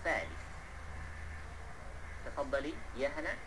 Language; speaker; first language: Arabic; non-native, fluent; Malay